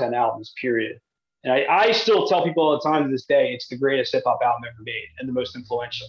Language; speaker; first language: English; native; English